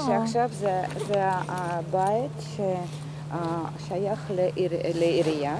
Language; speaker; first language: Hebrew; non-native, fluent; Czech